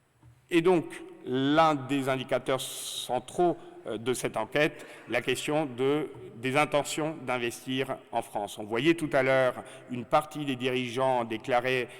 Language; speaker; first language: French; native; French